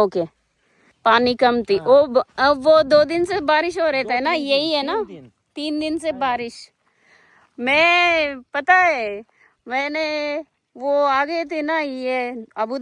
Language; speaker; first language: Hindi; non-native, local second language; Telugu